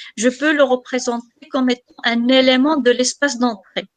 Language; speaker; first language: French; non-native, local second language; Arabic